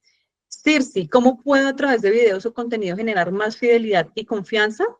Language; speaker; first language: Spanish; native; Spanish